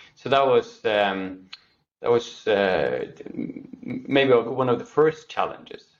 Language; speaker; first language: English; non-native, fluent; Norwegian